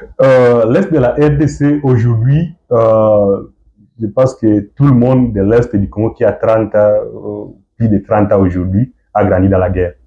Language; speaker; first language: French; non-native, local second language; Swahili